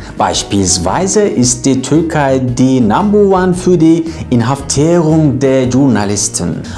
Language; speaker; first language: German; non-native, learner; Turkish